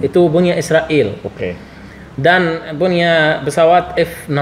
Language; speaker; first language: Indonesian; non-native, learner; Arabic